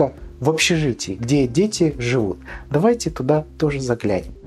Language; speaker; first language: Russian; native; Russian